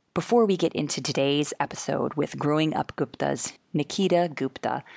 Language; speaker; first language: English; native; English